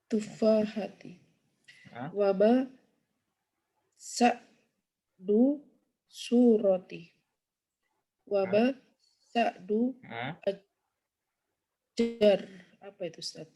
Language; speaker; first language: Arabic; non-native, learner; Indonesian